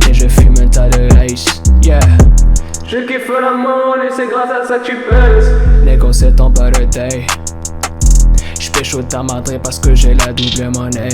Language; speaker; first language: French; native; French